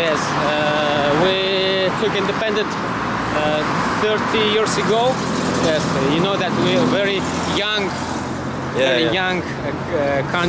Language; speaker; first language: English; non-native, learner; Kazakh